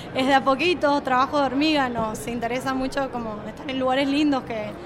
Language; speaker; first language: Spanish; native; Spanish